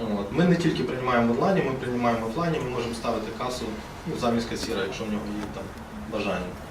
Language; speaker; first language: Ukrainian; non-native, local second language; Russian